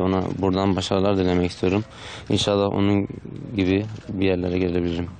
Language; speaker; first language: Turkish; early bilingual, heritage; Turkish